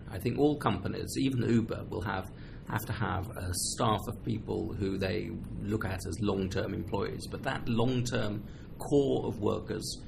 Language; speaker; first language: English; native; English